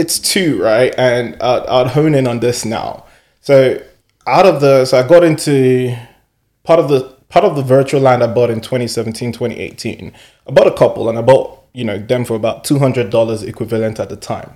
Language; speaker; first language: English; non-native, local second language; Yoruba